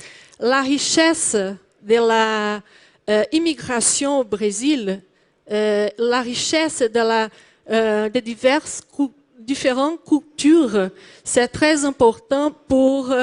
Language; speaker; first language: French; non-native, learner; Portuguese